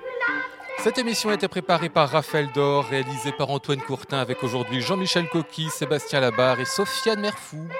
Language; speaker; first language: French; native; French